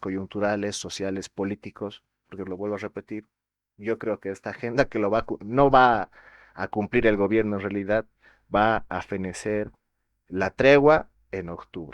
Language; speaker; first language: Spanish; native; Spanish